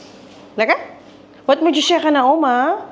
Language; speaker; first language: Dutch; non-native, learner; Filipino